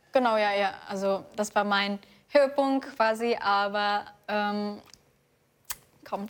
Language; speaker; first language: German; non-native, fluent; Indonesian